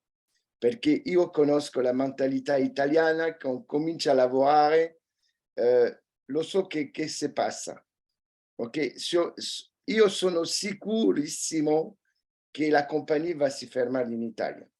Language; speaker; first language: Italian; early bilingual, heritage; French